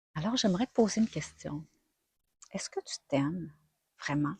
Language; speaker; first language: French; native; French